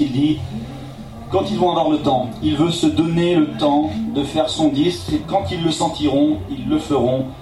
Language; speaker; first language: French; native; French